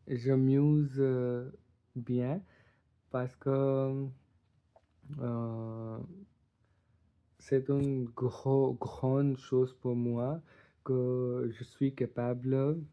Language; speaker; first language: French; non-native, learner; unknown